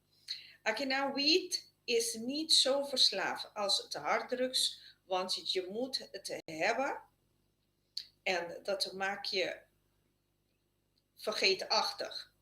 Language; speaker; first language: Dutch; non-native, local second language; Papiamento